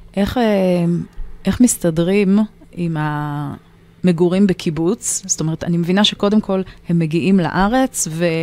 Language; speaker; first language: Hebrew; native; Hebrew